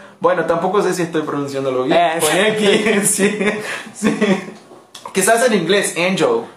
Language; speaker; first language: Spanish; non-native, fluent; Portuguese